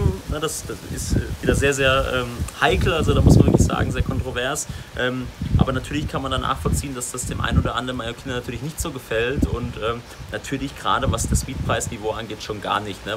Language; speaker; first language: German; native; German